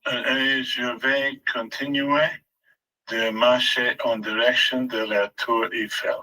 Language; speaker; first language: French; non-native, learner; English